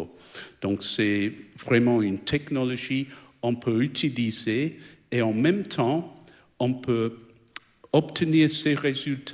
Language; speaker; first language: French; non-native, fluent; English